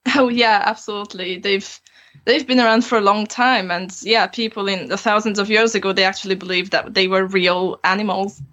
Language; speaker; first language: English; non-native, fluent; Romanian